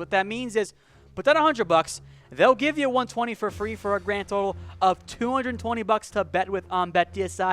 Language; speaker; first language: English; native; English